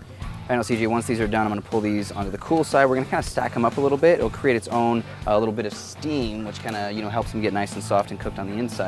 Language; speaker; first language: English; native; English